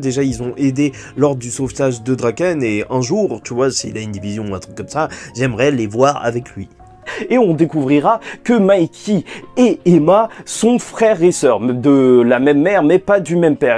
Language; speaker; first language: French; native; French